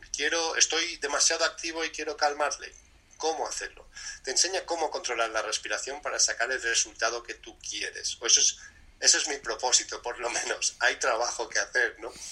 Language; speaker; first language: Spanish; early bilingual, other home language; English